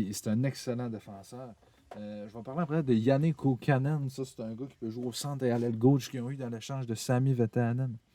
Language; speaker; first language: French; native; French